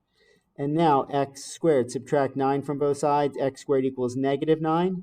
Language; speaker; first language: English; native; English